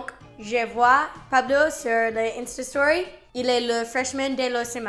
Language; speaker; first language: French; non-native, learner; English